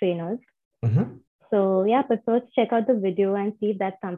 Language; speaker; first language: English; non-native, local second language; Hindi